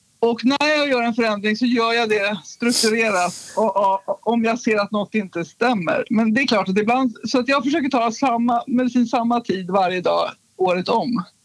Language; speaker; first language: Swedish; native; Swedish